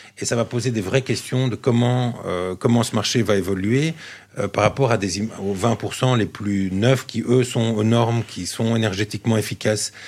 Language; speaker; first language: French; native; French